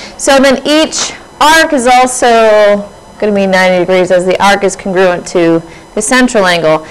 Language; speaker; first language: English; native; English